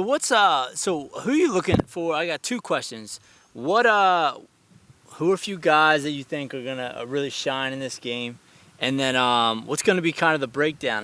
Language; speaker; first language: English; native; English